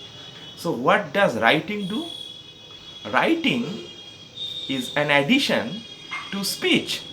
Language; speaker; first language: English; non-native, local second language; Bangla